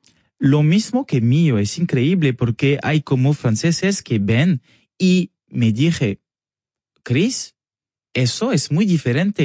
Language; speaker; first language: Spanish; non-native, learner; French